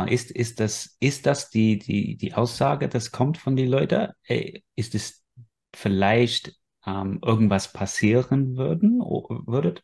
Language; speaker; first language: German; non-native, fluent; English